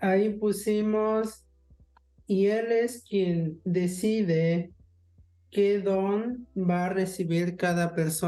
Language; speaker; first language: Spanish; non-native, local second language; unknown